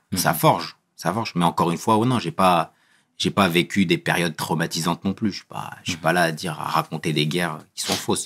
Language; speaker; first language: French; early bilingual, other home language; Kabyle